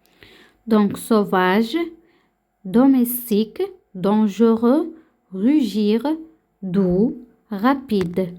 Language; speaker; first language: French; non-native, local second language; Arabic